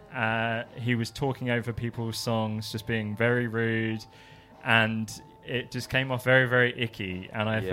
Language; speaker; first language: English; native; English